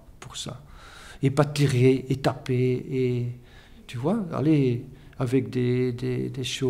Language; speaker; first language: French; non-native, fluent; Dutch